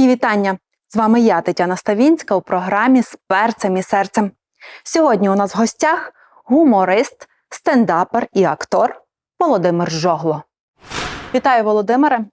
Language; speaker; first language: Ukrainian; native; Ukrainian